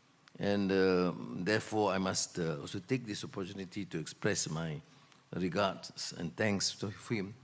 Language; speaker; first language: English; non-native, local second language; Malay